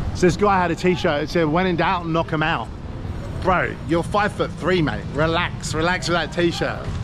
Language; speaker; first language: English; native; English